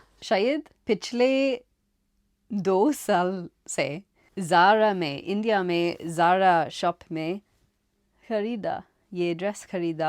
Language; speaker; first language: Hindi; non-native, learner; English